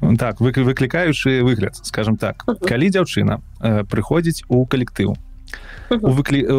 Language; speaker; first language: Belarusian; non-native, local second language; Russian